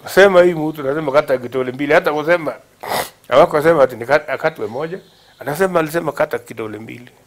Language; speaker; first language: Swahili; non-native, local second language; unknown